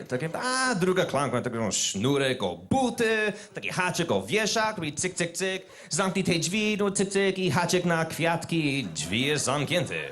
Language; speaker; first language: Polish; non-native, learner; English